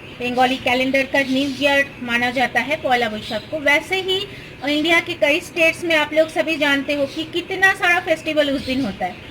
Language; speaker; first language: Hindi; non-native, local second language; Bangla